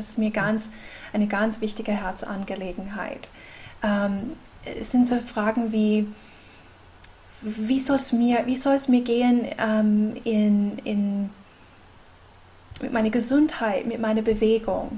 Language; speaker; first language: German; non-native, fluent; English